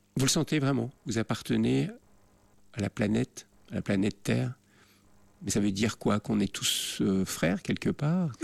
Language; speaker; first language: French; native; French